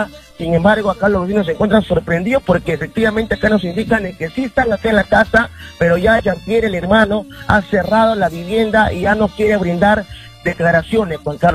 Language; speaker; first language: Spanish; native; Spanish